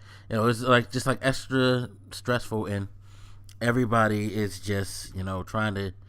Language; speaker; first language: English; native; English